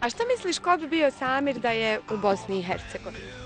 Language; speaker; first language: Bosnian; native; Bosnian